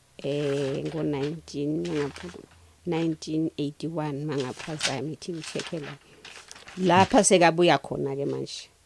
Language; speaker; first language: Zulu; non-native, local second language; Xhosa